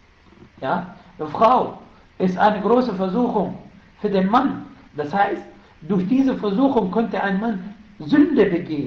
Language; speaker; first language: German; non-native, fluent; Arabic